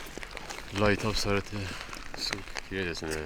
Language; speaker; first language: Japanese; non-native, fluent; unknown